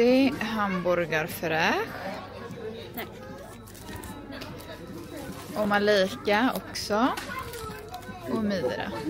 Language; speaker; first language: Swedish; early bilingual, other home language; Arabic